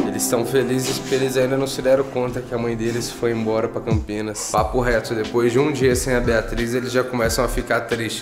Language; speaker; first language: Portuguese; native; Portuguese